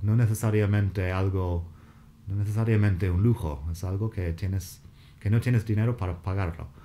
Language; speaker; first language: Spanish; non-native, fluent; English